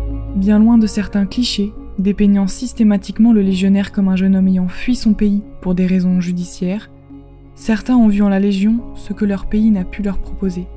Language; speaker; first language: French; native; French